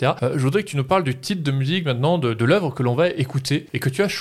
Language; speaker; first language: French; native; French